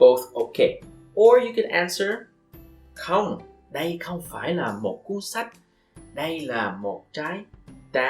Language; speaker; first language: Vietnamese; non-native, fluent; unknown